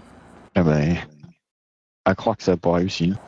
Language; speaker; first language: French; native; French